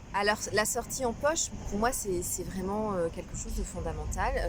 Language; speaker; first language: French; non-native, local second language; Kinyarwanda